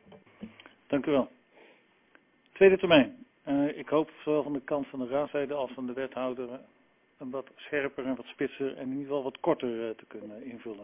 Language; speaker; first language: Dutch; native; Dutch